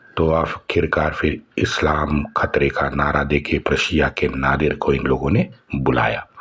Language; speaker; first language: Hindi; non-native, local second language; Marathi